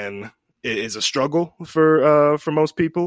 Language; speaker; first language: English; native; English